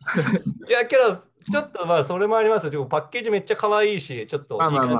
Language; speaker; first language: Japanese; native; Japanese